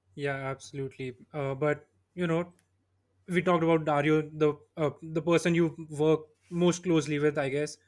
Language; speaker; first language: English; non-native, local second language; Hindi